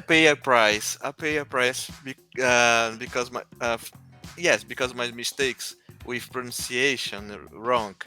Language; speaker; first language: English; non-native, learner; Portuguese